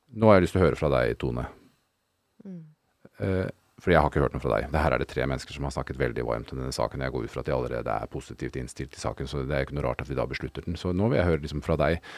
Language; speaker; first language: Norwegian; native; Norwegian